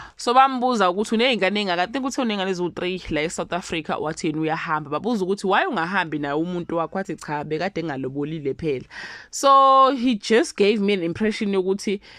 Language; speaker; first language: Zulu; native; Zulu